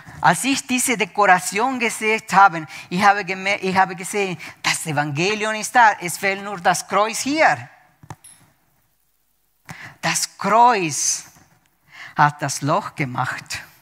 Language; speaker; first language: German; non-native, fluent; Spanish